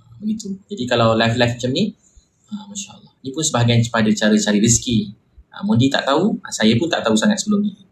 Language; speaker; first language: Malay; native; Malay